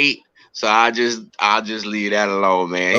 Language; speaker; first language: English; native; English